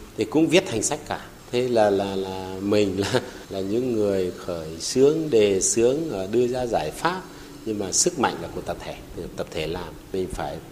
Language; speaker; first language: Vietnamese; non-native, local second language; Tày